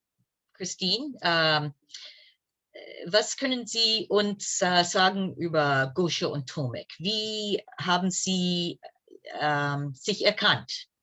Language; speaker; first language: German; early bilingual, heritage; German